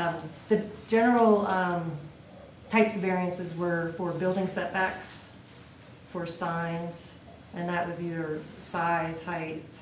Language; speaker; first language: English; native; English